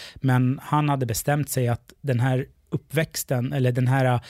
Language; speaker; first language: Swedish; early bilingual, other home language; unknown